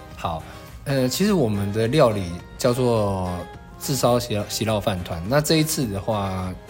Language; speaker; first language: Chinese; native; Chinese